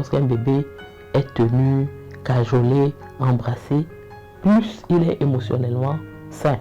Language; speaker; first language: French; native; French